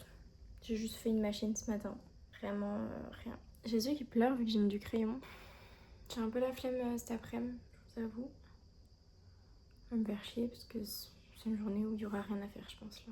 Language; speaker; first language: French; native; French